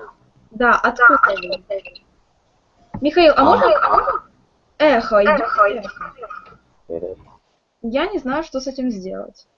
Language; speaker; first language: Russian; native; Russian